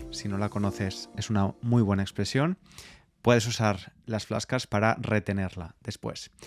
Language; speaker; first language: Spanish; native; Spanish